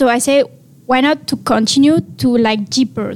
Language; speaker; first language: English; non-native, learner; French